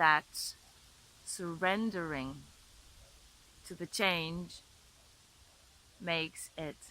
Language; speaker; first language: English; non-native, fluent; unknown